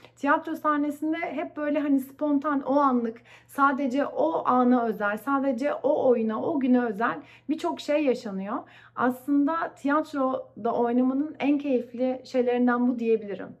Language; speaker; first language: Turkish; native; Turkish